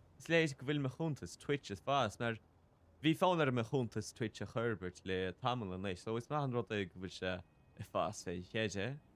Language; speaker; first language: Irish; native; Irish